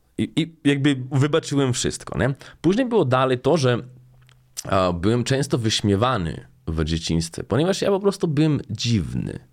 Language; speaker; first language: Polish; non-native, fluent; Slovenian